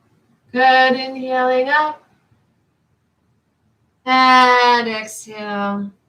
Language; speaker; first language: English; native; English